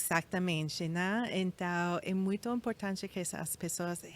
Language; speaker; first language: Portuguese; non-native, fluent; English